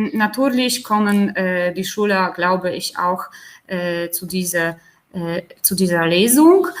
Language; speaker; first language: German; non-native, fluent; Polish